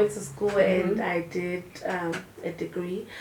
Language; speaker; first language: English; non-native, local second language; Zulu